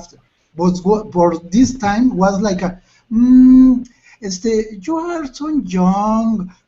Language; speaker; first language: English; non-native, learner; Spanish